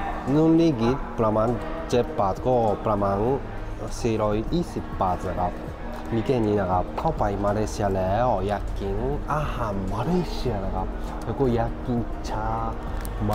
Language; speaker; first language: Thai; non-native, learner; Japanese